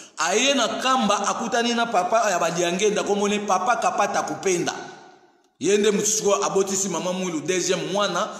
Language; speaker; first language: Lingala; non-native, local second language; Kongo